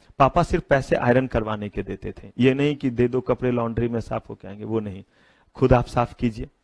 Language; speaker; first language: Hindi; native; Hindi